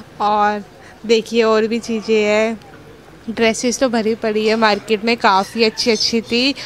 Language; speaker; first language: Hindi; native; Hindi